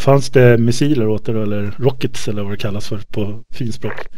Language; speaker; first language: Swedish; native; Swedish